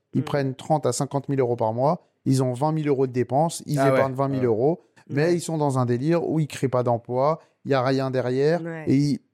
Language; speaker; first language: French; native; French